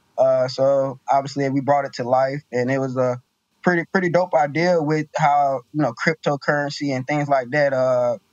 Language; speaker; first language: English; native; English